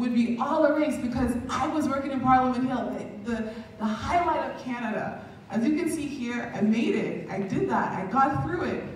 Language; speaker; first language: English; native; English